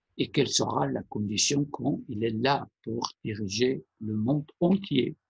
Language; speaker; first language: French; non-native, fluent; Persian